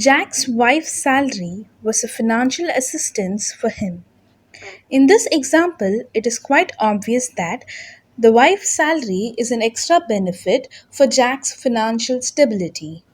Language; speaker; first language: English; non-native, local second language; Tamil